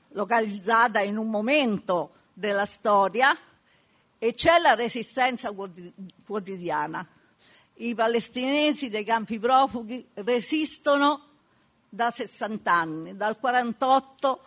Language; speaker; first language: Italian; native; Italian